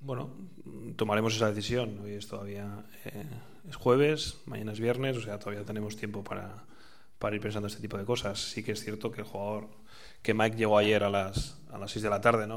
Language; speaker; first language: Spanish; native; Spanish